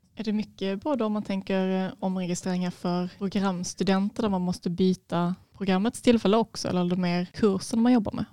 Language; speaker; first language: Swedish; native; Swedish